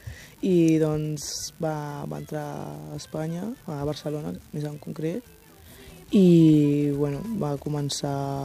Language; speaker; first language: Catalan; early bilingual, other home language; Wolof